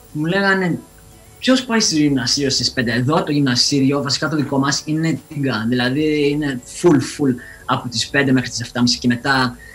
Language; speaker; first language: Greek; early bilingual, other home language; English